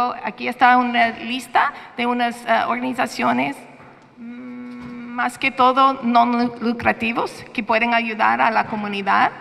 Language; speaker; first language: Spanish; non-native, fluent; English